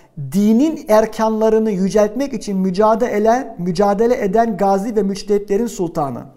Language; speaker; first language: Turkish; early bilingual, heritage; Turkish